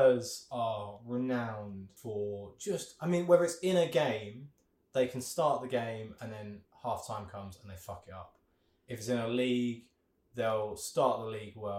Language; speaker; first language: English; native; English